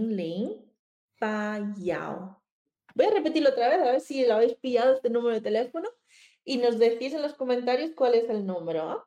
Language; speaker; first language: Spanish; early bilingual, other home language; Chinese